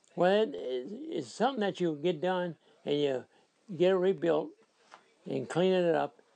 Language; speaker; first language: English; native; English